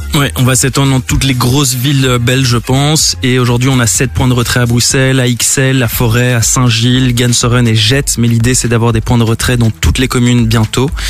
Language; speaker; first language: French; native; French